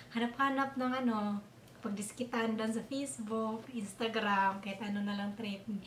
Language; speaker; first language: Filipino; non-native, local second language; Cebuano